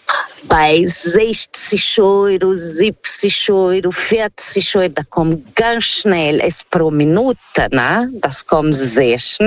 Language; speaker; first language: German; non-native, fluent; Portuguese